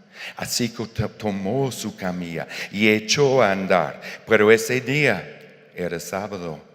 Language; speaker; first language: Spanish; non-native, fluent; English